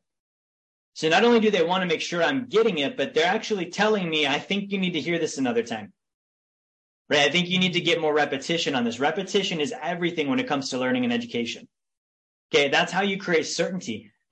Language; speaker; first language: English; native; English